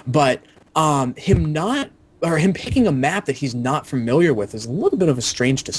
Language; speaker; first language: English; native; English